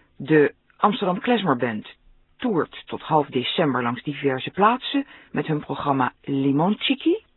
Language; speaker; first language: Dutch; native; Dutch